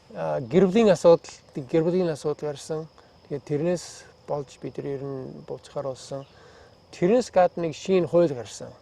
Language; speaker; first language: Mongolian; non-native, fluent; English